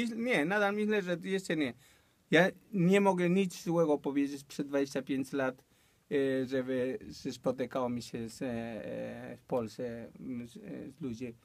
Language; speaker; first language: Polish; non-native, fluent; Spanish